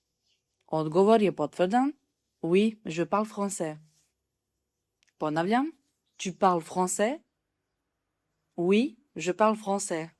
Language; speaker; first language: French; non-native, fluent; Serbian